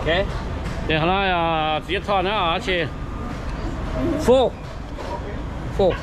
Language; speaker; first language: English; non-native, learner; Hmong